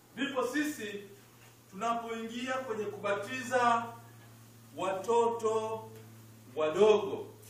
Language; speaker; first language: Swahili; native; Swahili